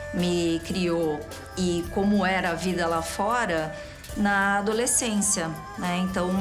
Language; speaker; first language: Portuguese; early bilingual, other home language; Cantonese